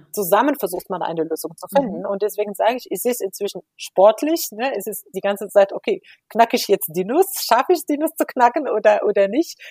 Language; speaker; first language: German; non-native, fluent; Arabic